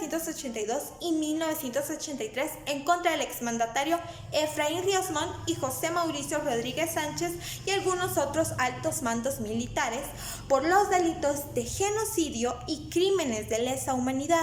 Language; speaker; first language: Spanish; native; Spanish